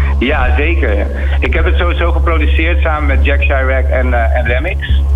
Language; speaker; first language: Dutch; native; Dutch